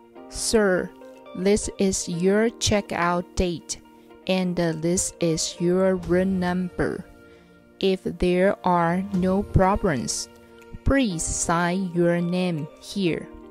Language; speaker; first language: English; non-native, fluent; Chinese